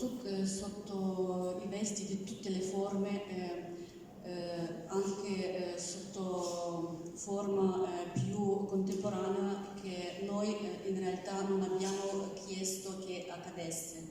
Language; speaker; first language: Italian; non-native, learner; Ukrainian